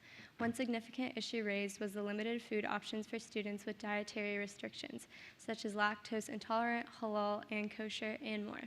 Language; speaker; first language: English; native; English